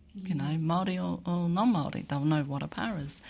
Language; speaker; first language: English; native; English